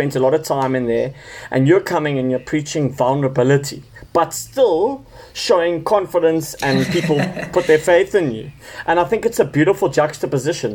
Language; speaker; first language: English; native; English